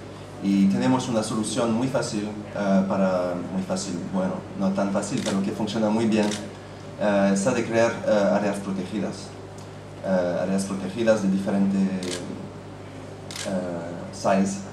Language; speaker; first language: Spanish; non-native, fluent; French